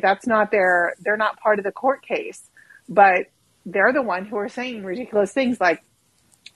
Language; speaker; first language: English; native; English